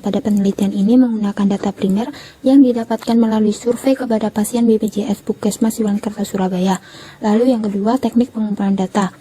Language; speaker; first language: Indonesian; native; Indonesian